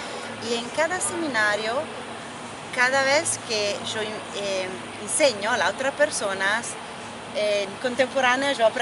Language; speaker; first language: Spanish; non-native, fluent; Italian